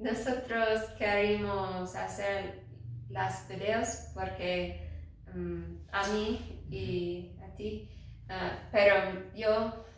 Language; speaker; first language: Spanish; non-native, learner; English